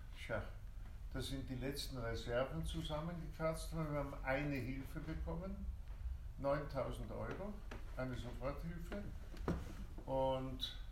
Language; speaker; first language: German; native; German